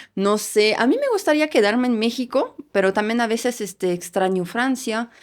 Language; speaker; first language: Spanish; non-native, fluent; French